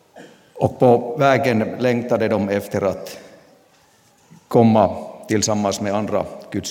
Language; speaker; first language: Swedish; non-native, local second language; Finnish